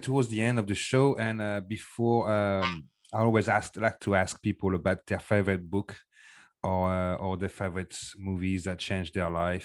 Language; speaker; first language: English; non-native, fluent; French